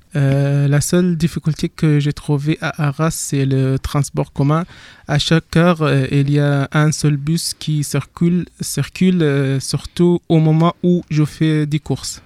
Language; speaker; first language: French; non-native, fluent; Arabic